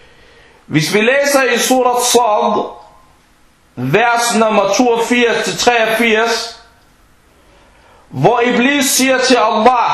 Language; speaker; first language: Danish; non-native, fluent; Arabic